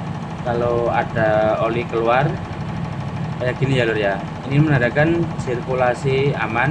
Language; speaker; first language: Indonesian; non-native, local second language; Javanese